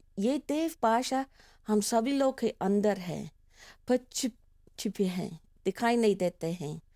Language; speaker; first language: Hindi; non-native, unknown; English